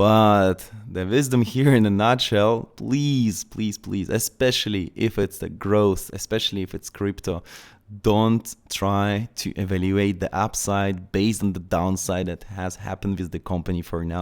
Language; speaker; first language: English; non-native, fluent; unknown